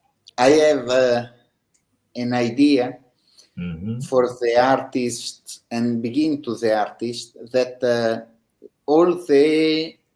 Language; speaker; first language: English; non-native, learner; Italian